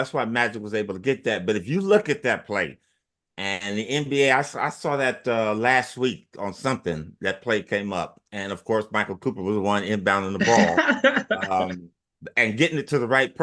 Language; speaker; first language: English; native; English